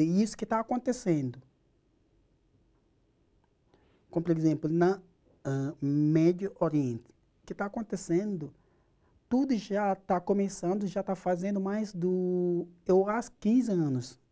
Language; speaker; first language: Portuguese; non-native, learner; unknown